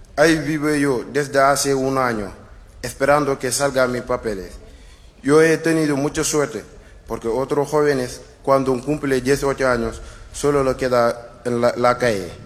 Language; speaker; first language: Spanish; non-native, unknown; Wolof